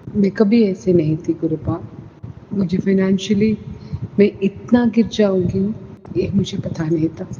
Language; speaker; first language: Hindi; non-native, local second language; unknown